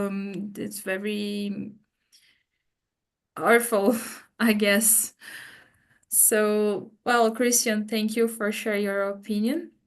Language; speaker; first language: English; non-native, fluent; Portuguese